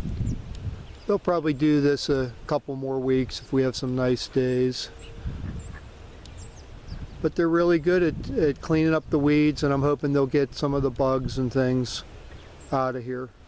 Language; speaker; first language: English; native; English